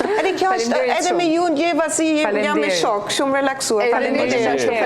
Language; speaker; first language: Albanian; non-native, fluent; German